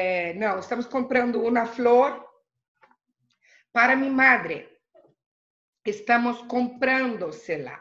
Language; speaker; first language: Spanish; non-native, fluent; Portuguese